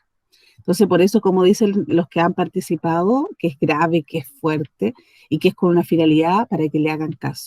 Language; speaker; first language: Spanish; native; Spanish